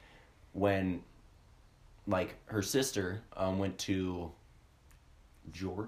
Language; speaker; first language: English; native; English